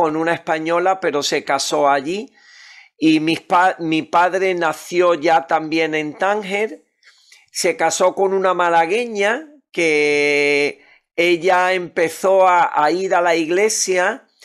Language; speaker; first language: Spanish; native; Spanish